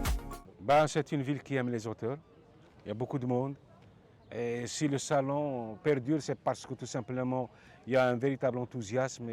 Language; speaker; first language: French; non-native, local second language; Arabic